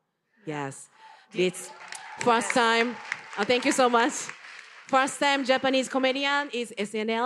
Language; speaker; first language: English; non-native, learner; Japanese